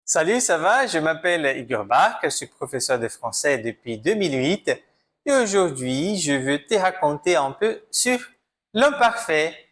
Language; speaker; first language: French; non-native, fluent; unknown